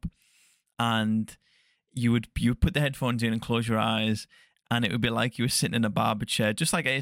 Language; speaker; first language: English; native; English